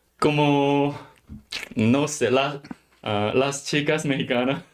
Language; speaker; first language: Spanish; non-native, learner; Korean